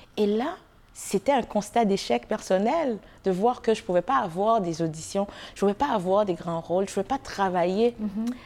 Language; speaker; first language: French; non-native, local second language; Haitian Creole